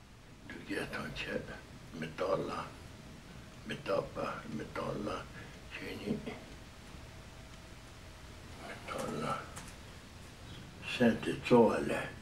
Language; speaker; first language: Italian; non-native, fluent; Tibetan